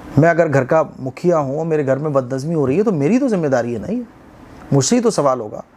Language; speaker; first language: Urdu; native; Urdu